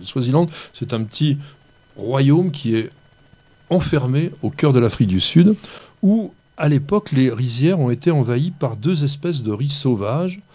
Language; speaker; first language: French; native; French